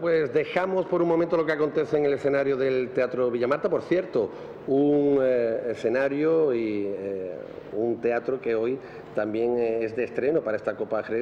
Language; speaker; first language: Spanish; native; Spanish